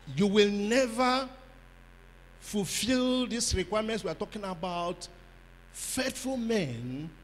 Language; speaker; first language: English; non-native, local second language; Igbo